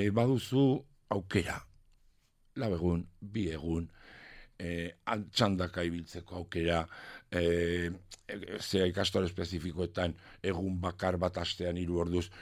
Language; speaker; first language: Basque; non-native, local second language; French